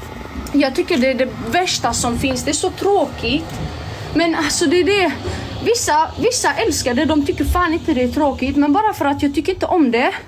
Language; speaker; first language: Swedish; early bilingual, other home language; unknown